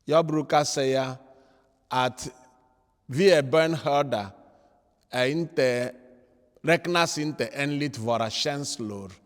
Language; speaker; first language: Swedish; non-native, fluent; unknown